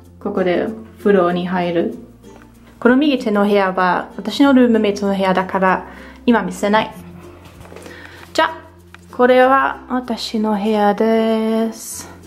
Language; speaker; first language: Japanese; non-native, learner; German